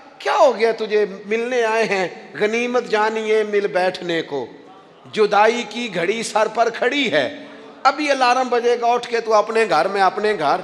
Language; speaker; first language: Urdu; non-native, local second language; Punjabi